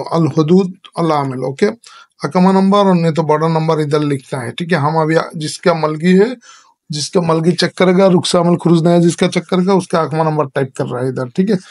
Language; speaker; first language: Hindi; non-native, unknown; Bangla